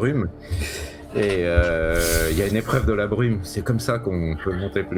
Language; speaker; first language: French; native; French